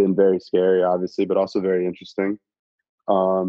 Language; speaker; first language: English; native; English